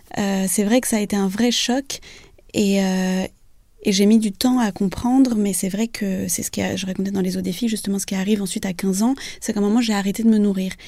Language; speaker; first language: French; early bilingual, other home language; Vietnamese